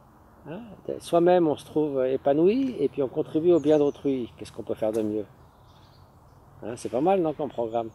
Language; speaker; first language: French; native; French